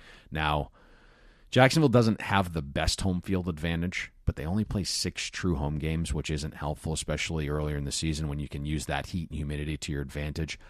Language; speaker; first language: English; native; English